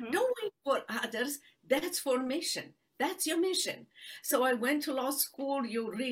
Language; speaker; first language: English; non-native, fluent; Romanian